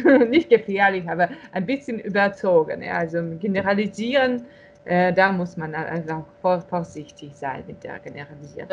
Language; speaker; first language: German; non-native, fluent; Russian